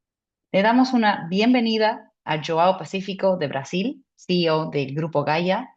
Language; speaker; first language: Spanish; native; Spanish